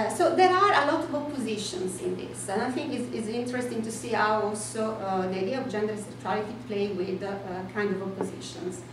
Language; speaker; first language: English; non-native, fluent; Italian